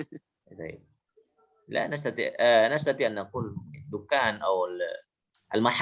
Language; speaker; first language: Arabic; non-native, fluent; Indonesian